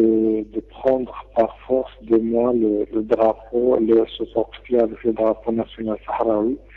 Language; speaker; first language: French; non-native, local second language; Arabic